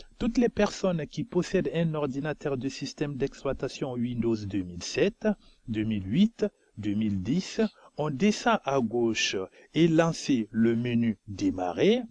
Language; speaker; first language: French; non-native, local second language; Bambara